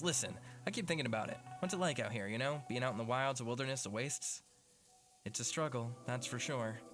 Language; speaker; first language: English; native; English